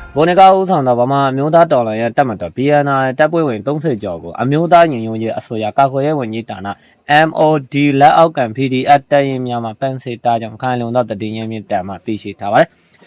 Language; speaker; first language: Burmese; non-native, local second language; Rohingya